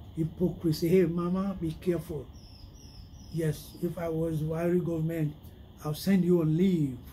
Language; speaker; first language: English; non-native, local second language; Yoruba